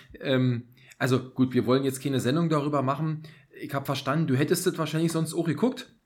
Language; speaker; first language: German; native; German